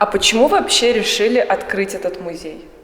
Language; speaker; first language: Russian; native; Russian